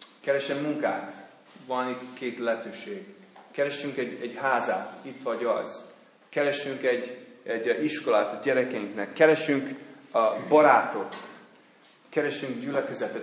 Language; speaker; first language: Hungarian; non-native, fluent; English